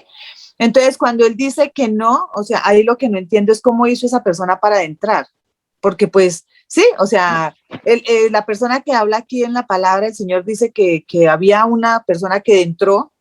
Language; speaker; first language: Spanish; native; Spanish